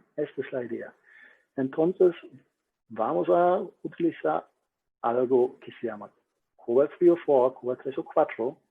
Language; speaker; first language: Spanish; non-native, learner; German